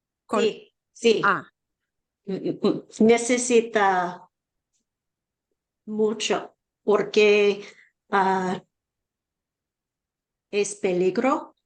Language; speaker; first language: Spanish; non-native, learner; English